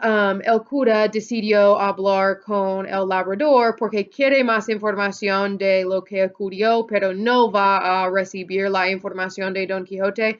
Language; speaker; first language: Spanish; non-native, fluent; English